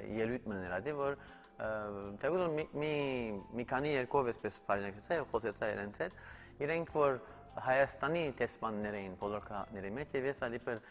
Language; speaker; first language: Armenian; early bilingual, heritage; Armenian